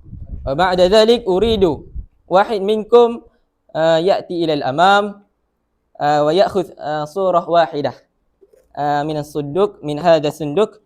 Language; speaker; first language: Arabic; non-native, learner; Malay